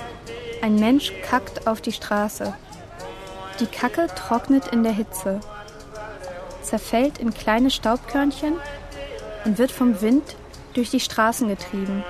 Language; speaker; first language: German; native; German